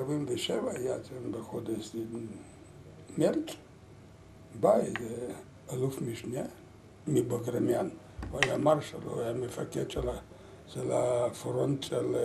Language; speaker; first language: Hebrew; non-native, learner; Lithuanian